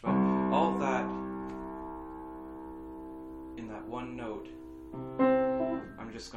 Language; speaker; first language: English; native; English